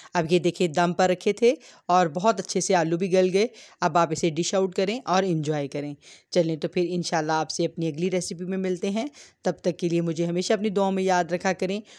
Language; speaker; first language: Hindi; native; Hindi